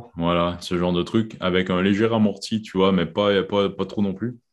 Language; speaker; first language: French; native; French